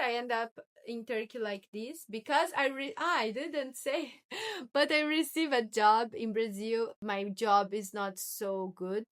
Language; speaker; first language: English; non-native, learner; Portuguese